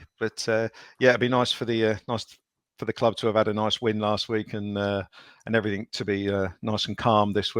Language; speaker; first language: English; native; English